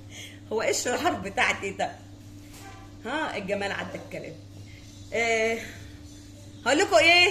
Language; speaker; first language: Arabic; native; Arabic